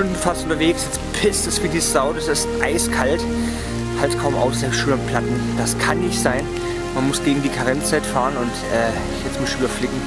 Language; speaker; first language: German; native; German